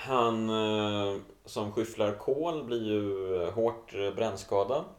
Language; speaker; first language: Swedish; native; Swedish